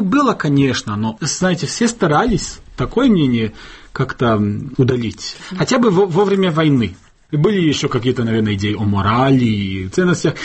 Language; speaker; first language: Russian; non-native, fluent; Bosnian